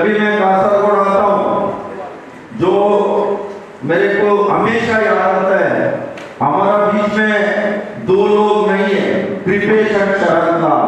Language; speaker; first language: Hindi; non-native, local second language; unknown